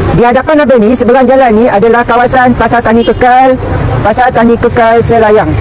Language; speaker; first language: Malay; native; Malay